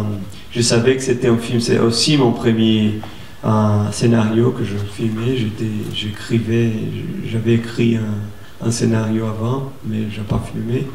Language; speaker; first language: French; non-native, fluent; Portuguese